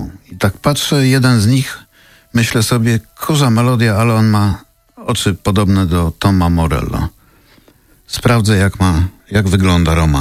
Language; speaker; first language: Polish; native; Polish